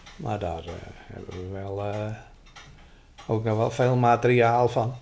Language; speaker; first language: Dutch; non-native, local second language; Western Frisian